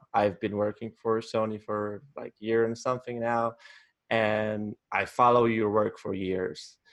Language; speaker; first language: English; non-native, fluent; Polish